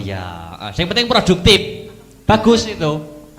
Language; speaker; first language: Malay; non-native, local second language; Javanese